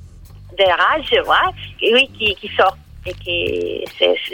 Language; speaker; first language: French; non-native, learner; Italian